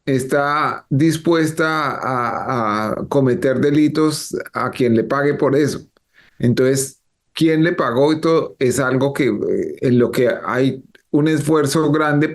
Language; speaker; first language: Spanish; native; Spanish